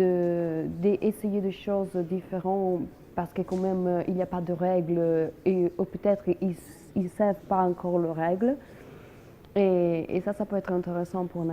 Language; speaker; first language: French; non-native, fluent; Italian